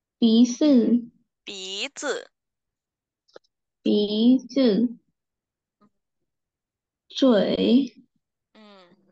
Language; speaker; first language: Chinese; non-native, learner; Vietnamese